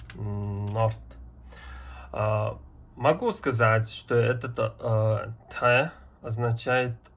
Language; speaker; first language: Russian; non-native, learner; Mongolian